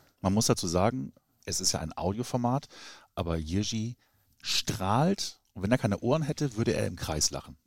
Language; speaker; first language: German; native; German